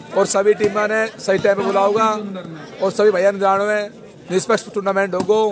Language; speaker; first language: Hindi; native; Hindi